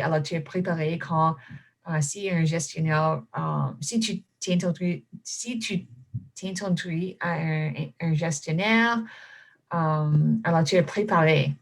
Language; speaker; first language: French; non-native, fluent; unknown